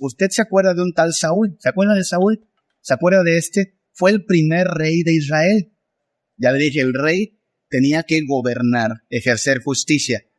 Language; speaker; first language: Spanish; native; Spanish